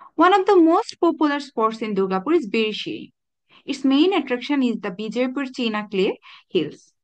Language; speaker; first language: English; non-native, local second language; Bangla